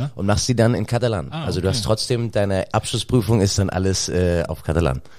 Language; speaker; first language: German; native; German